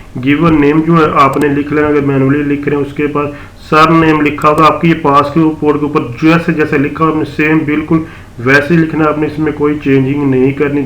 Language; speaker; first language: Urdu; non-native, local second language; Punjabi